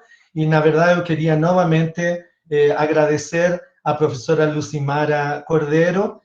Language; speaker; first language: Portuguese; non-native, fluent; Spanish